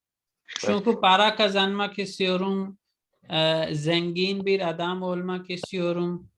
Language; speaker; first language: Turkish; non-native, fluent; Urdu